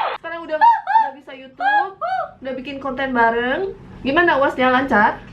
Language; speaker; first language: Indonesian; early bilingual, other home language; Korean